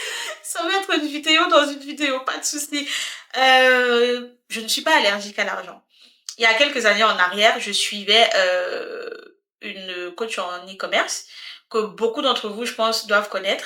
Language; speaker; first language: French; native; French